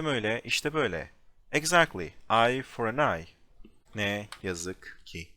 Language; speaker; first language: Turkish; non-native, fluent; English